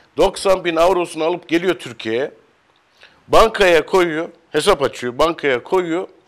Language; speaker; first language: Turkish; native; Turkish